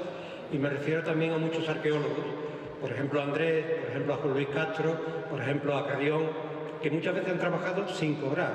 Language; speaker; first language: Spanish; native; Spanish